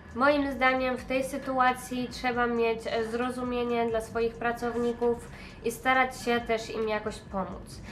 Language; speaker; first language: Polish; native; Polish